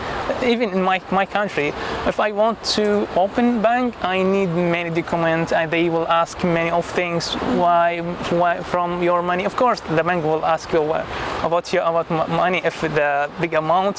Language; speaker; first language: English; non-native, fluent; Arabic